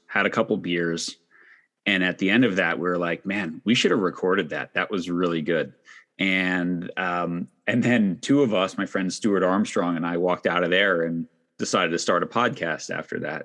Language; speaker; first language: English; native; English